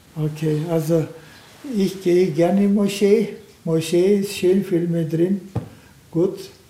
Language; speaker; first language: German; non-native, learner; Turkish